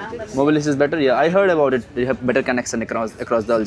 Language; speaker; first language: English; non-native, local second language; Hindi